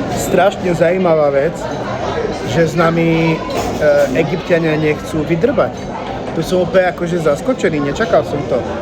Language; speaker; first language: Slovak; non-native, local second language; Hungarian